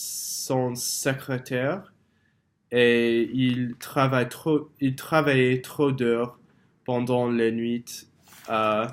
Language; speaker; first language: French; non-native, learner; English